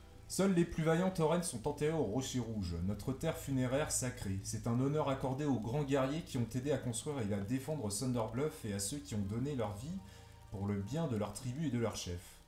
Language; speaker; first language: French; native; French